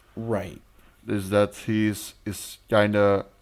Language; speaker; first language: English; non-native, fluent; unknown